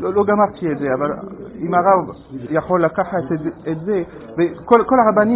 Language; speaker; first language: Hebrew; non-native, fluent; French